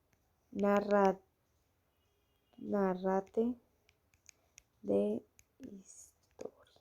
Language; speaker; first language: English; non-native, learner; Spanish